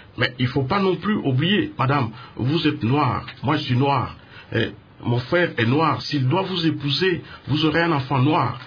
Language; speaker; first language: French; non-native, local second language; Lingala